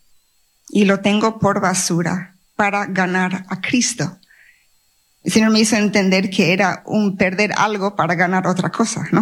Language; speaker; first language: Spanish; native; Spanish